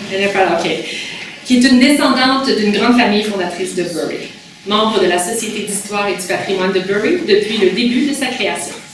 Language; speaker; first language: French; native; French